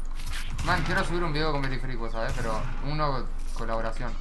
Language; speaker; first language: Spanish; native; Spanish